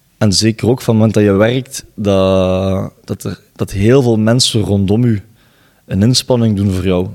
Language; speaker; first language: Dutch; native; Dutch